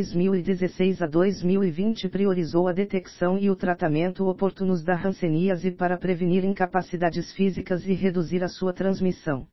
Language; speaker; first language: Portuguese; native; Portuguese